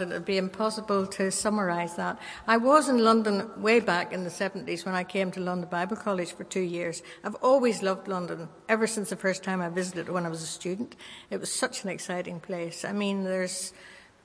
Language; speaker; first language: English; native; English